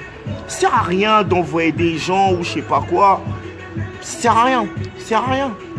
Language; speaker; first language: French; non-native, local second language; Lingala